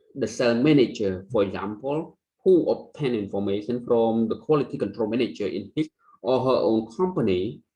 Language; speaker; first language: English; non-native, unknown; Khmer